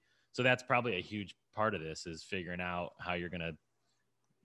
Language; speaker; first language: English; native; English